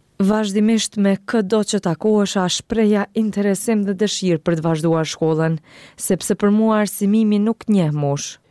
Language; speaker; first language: Albanian; native; Albanian